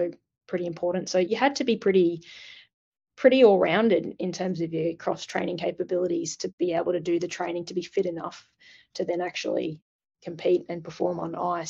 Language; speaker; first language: English; native; English